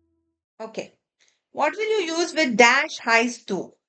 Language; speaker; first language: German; non-native, fluent; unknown